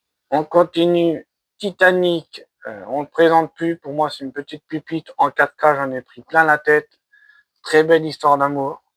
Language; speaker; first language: French; native; French